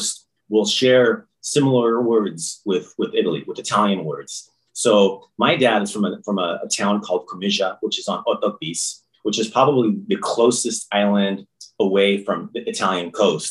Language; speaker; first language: English; early bilingual, other home language; Croatian